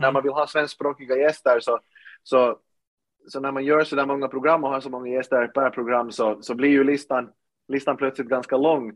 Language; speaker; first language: Swedish; native; Swedish